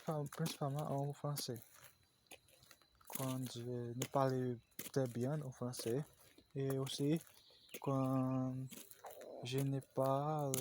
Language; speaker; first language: French; non-native, learner; Portuguese